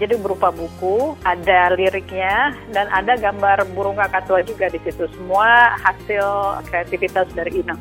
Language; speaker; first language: Indonesian; native; Indonesian